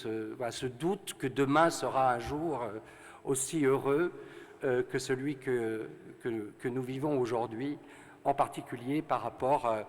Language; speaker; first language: French; native; French